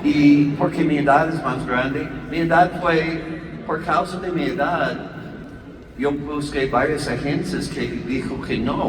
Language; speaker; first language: Spanish; non-native, learner; English